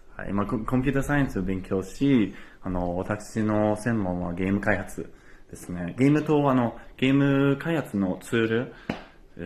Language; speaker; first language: Japanese; non-native, fluent; English